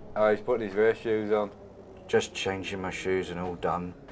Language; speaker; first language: English; native; English